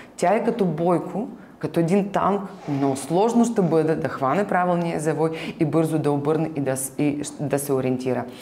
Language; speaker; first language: Bulgarian; non-native, fluent; Ukrainian